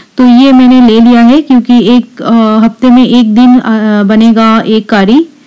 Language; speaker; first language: Hindi; non-native, local second language; Bangla